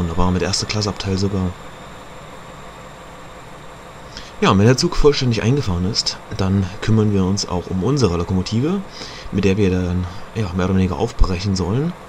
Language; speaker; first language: German; native; German